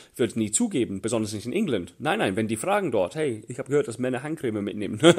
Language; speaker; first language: German; non-native, fluent; English